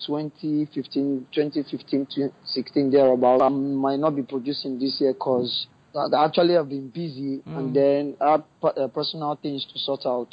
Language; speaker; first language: English; non-native, local second language; Yoruba